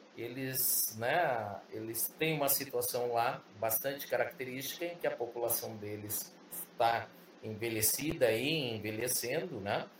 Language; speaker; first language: Portuguese; early bilingual, other home language; Spanish